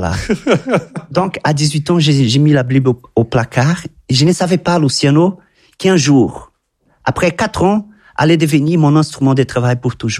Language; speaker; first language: French; non-native, fluent; Portuguese